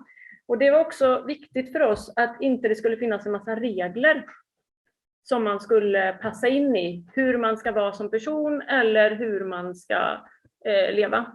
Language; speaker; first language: Swedish; native; Swedish